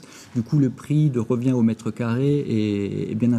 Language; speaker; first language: French; native; French